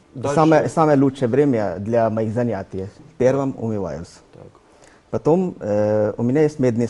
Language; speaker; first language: Russian; non-native, learner; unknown